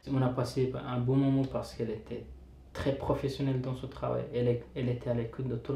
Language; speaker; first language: French; non-native, fluent; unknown